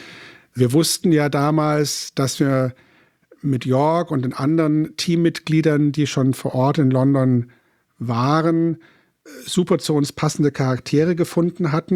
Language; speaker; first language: German; native; German